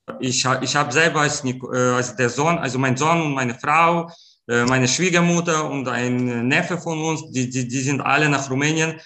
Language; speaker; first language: German; non-native, fluent; Ukrainian